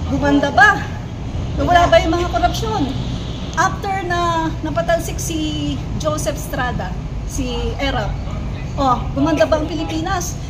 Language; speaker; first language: Filipino; non-native, local second language; Cebuano